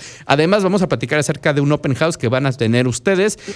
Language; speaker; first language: Spanish; native; Spanish